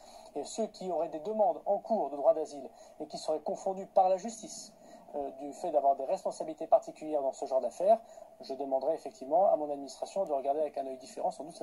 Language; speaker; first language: French; native; French